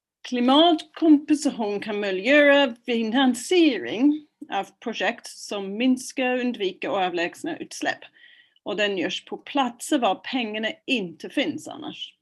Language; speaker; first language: Swedish; non-native, fluent; English